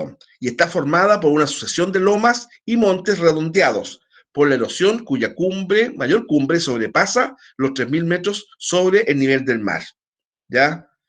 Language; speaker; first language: Spanish; native; Spanish